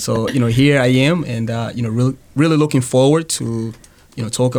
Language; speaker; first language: English; non-native, fluent; Rundi